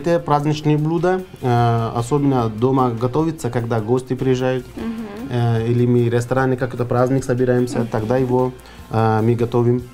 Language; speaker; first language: Russian; non-native, fluent; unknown